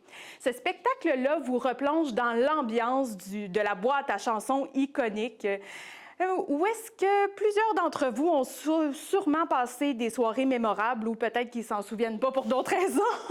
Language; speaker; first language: French; native; French